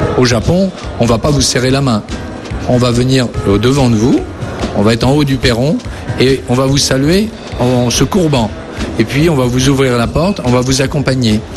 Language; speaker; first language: French; native; French